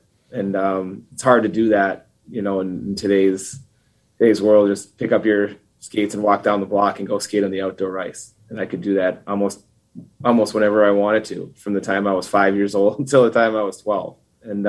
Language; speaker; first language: English; native; English